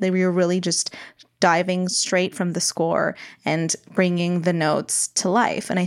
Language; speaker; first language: English; native; English